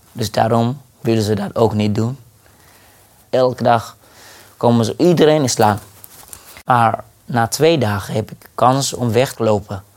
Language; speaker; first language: Dutch; non-native, fluent; Arabic